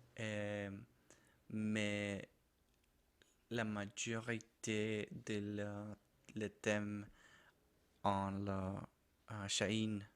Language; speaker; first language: French; non-native, learner; Spanish